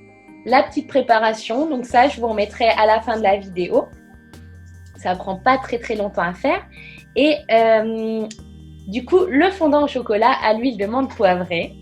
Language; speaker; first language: French; native; French